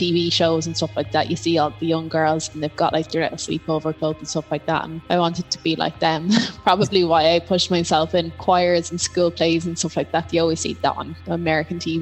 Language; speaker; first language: English; native; English